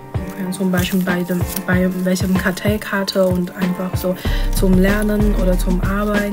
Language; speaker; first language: German; non-native, learner; Chinese